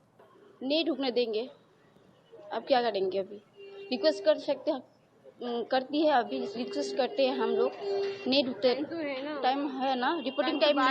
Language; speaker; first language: Hindi; non-native, local second language; Bangla